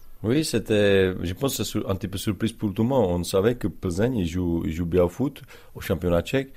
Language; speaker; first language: French; non-native, learner; Czech